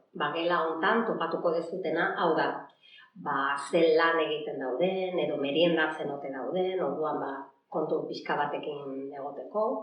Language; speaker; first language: Basque; native; Basque